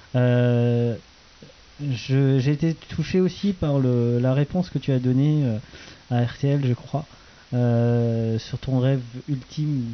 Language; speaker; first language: French; native; French